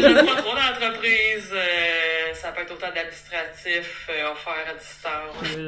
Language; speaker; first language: French; native; French